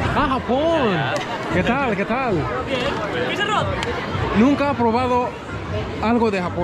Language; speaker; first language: Spanish; non-native, learner; Swahili